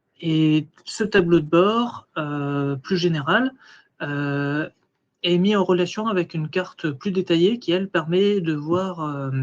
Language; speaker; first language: French; native; French